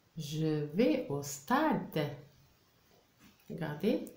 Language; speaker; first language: French; non-native, local second language; Arabic